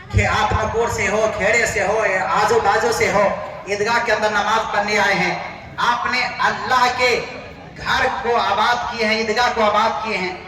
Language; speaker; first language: Urdu; native; Urdu